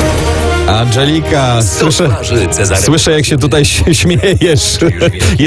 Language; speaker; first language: Polish; native; Polish